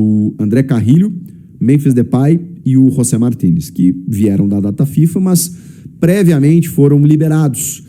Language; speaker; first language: Portuguese; native; Portuguese